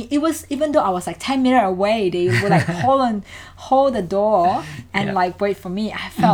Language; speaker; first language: English; non-native, fluent; Indonesian